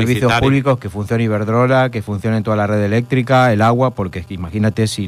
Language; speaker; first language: Spanish; native; Spanish